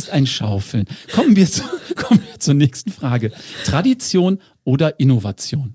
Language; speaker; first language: German; native; German